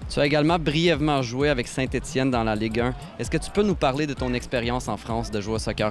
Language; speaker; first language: French; native; French